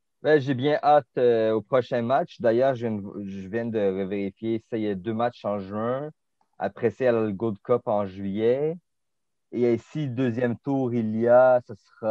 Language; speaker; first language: French; native; French